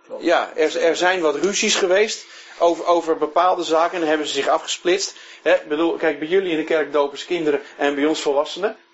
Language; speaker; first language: Dutch; native; Dutch